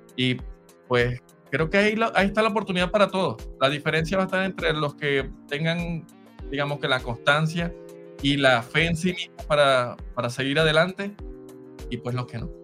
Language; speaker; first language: Spanish; native; Spanish